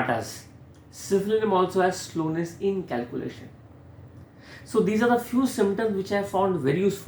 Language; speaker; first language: English; non-native, local second language; Hindi